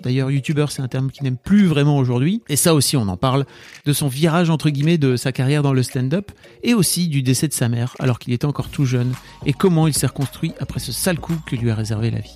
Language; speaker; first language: French; native; French